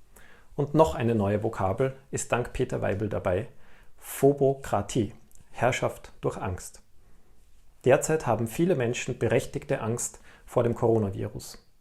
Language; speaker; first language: German; native; German